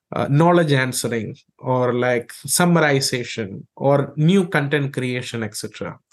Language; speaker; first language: English; non-native, local second language; Malayalam